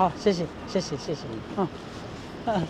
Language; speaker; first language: Chinese; non-native, fluent; Amharic